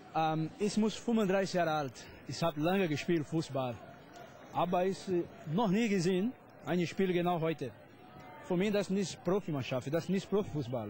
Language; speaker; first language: German; non-native, learner; Portuguese